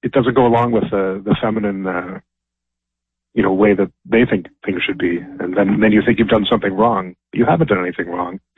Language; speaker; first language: English; native; English